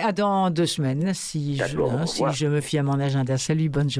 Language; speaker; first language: French; native; French